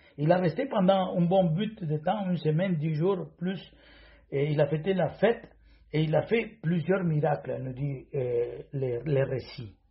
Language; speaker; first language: French; non-native, fluent; Spanish